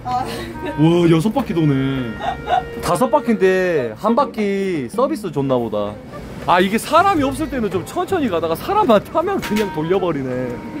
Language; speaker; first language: Korean; native; Korean